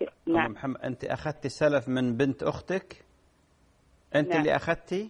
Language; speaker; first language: Arabic; native; Arabic